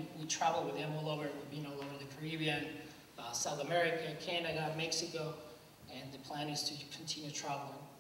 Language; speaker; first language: English; non-native, fluent; Spanish